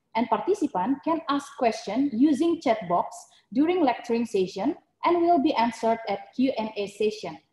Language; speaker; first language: English; non-native, fluent; Indonesian